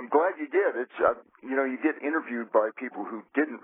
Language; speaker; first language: English; native; English